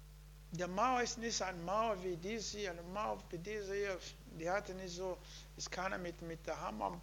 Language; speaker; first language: German; non-native, learner; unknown